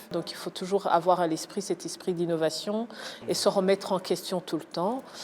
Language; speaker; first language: French; early bilingual, other home language; Kinyarwanda